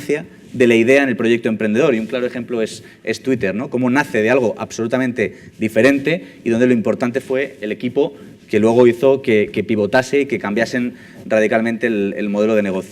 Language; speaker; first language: Spanish; native; Spanish